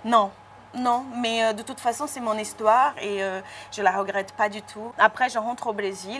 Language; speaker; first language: French; non-native, fluent; Portuguese